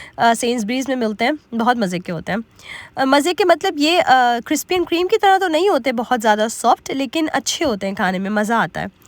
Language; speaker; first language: Urdu; native; Urdu